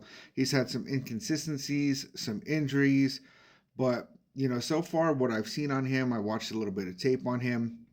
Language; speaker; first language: English; native; English